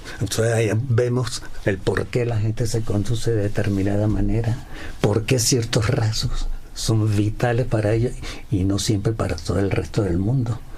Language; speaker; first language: Spanish; native; Spanish